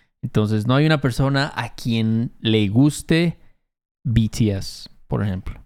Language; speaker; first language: Spanish; native; Spanish